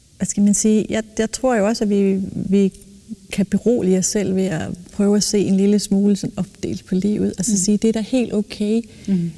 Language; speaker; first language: Danish; native; Danish